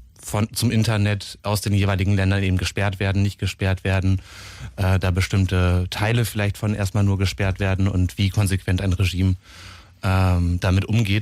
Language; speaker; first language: German; native; German